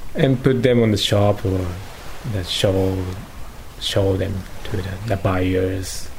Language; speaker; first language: English; non-native, learner; Japanese